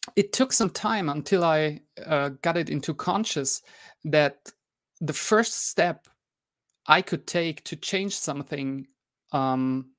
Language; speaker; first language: English; non-native, fluent; German